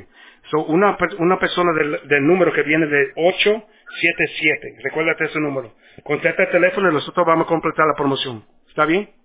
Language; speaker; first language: Spanish; early bilingual, heritage; Spanish